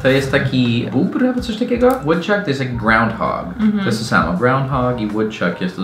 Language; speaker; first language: Polish; non-native, fluent; English